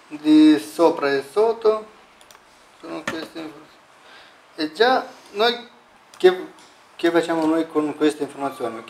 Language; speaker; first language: Italian; non-native, learner; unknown